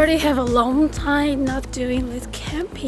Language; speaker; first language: English; non-native, learner; Chinese